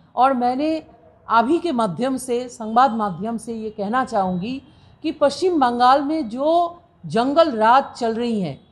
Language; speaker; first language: Hindi; non-native, local second language; Bangla